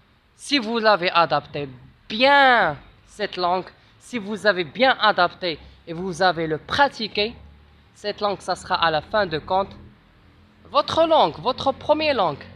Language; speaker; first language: French; non-native, local second language; Arabic